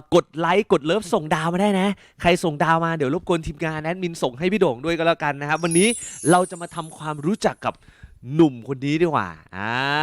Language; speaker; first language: Thai; native; Thai